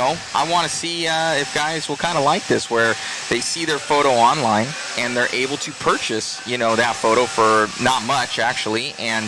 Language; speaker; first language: English; native; English